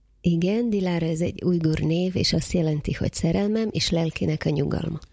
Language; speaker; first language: Hungarian; non-native, fluent; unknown